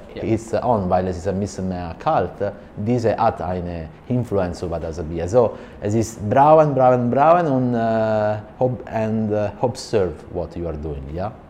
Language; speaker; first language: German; non-native, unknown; Italian